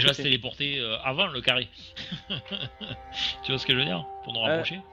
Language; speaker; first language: French; native; French